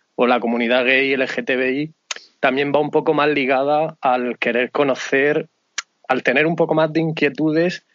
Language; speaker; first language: Spanish; native; Spanish